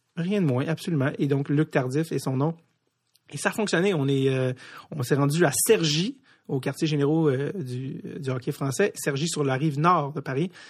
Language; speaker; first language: French; native; French